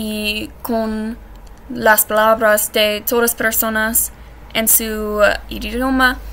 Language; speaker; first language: Spanish; non-native, learner; English